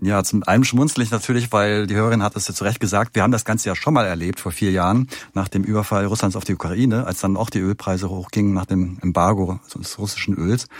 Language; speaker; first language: German; native; German